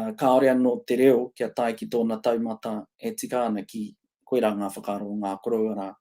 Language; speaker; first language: Māori; non-native, local second language; English